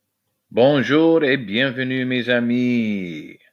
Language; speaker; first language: French; non-native, fluent; English